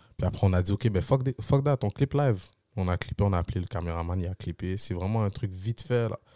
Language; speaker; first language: French; early bilingual, other home language; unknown